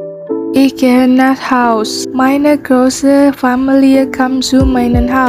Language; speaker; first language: German; non-native, learner; Indonesian